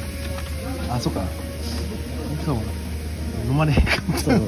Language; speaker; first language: Japanese; native; Japanese